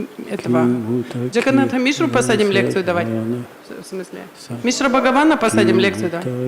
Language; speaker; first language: Russian; native; Russian